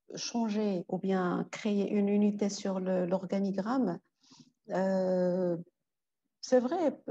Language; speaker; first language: French; non-native, local second language; Arabic